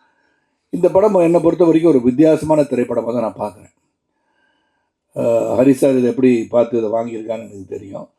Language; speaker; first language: Tamil; native; Tamil